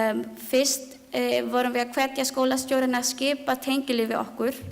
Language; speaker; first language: Icelandic; non-native, learner; Filipino